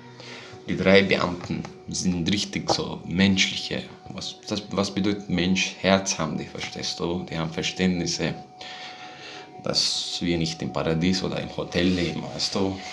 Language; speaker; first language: German; non-native, fluent; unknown